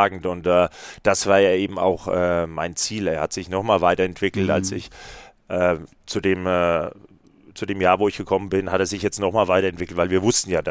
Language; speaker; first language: German; native; German